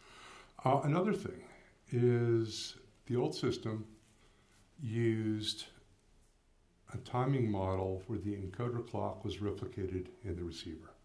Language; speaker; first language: English; native; English